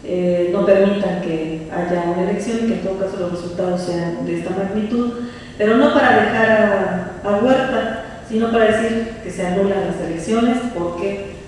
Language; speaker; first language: Spanish; native; Spanish